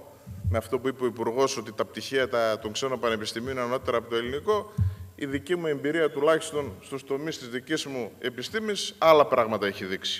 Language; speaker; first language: Greek; native; Greek